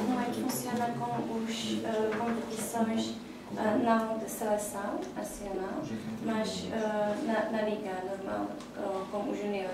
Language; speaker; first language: Portuguese; non-native, fluent; Czech